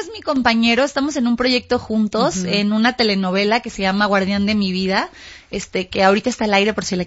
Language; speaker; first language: Spanish; native; Spanish